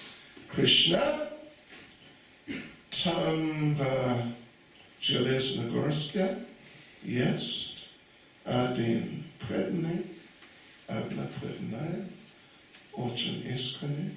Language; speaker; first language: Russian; non-native, learner; English